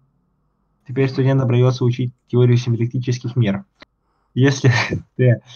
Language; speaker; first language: Russian; native; Russian